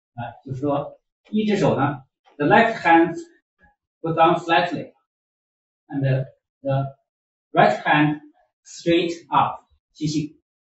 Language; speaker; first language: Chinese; native; Chinese